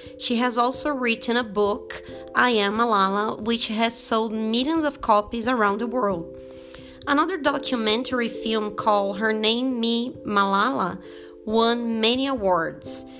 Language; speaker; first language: English; non-native, fluent; Portuguese